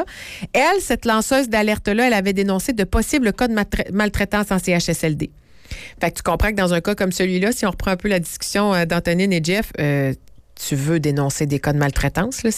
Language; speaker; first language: French; native; French